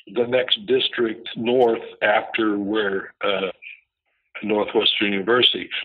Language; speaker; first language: English; native; English